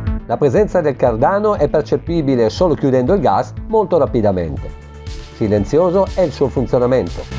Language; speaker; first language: Italian; native; Italian